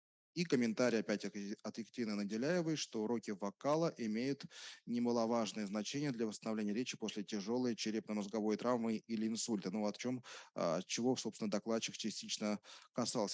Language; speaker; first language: Russian; native; Russian